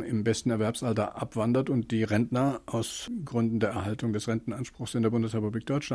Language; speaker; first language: German; native; German